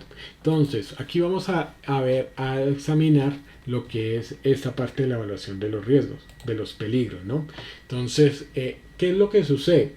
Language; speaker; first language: Spanish; native; Spanish